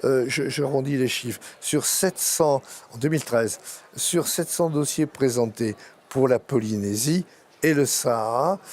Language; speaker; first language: French; native; French